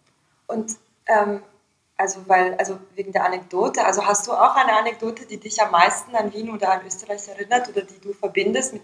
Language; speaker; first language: German; early bilingual, other home language; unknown